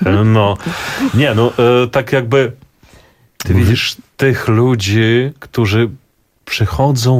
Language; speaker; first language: Polish; non-native, fluent; Belarusian